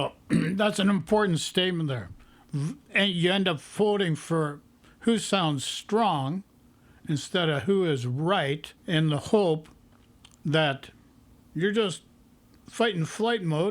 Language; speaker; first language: English; native; English